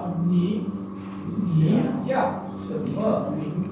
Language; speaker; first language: Chinese; non-native, learner; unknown